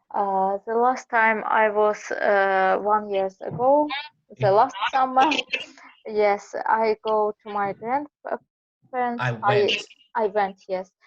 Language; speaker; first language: English; non-native, learner; Russian